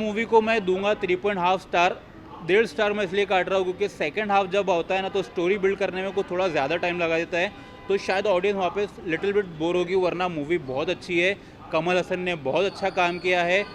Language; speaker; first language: Hindi; native; Hindi